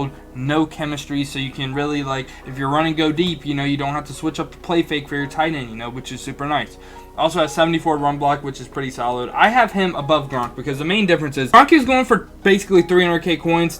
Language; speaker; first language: English; native; English